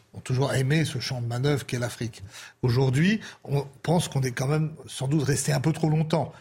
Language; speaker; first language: French; non-native, fluent; English